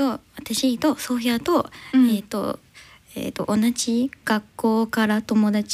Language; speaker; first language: Japanese; non-native, learner; English